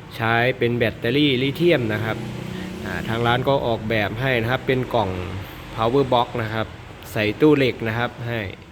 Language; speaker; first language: Thai; native; Thai